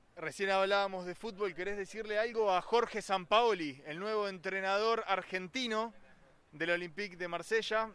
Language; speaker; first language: Spanish; native; Spanish